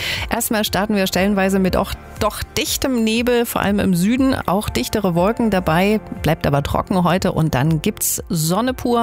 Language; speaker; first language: German; native; German